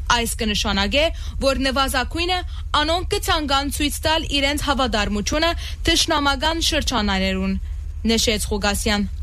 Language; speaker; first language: Armenian; early bilingual, heritage; Armenian